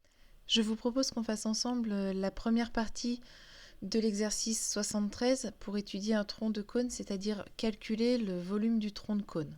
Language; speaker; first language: French; native; French